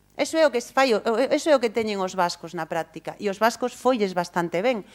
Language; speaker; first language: Galician; non-native, local second language; Spanish